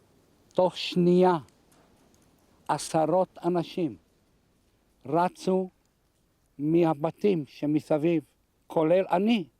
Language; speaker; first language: Hebrew; non-native, fluent; Hungarian